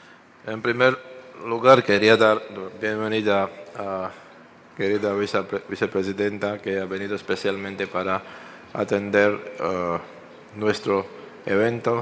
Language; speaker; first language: Spanish; non-native, fluent; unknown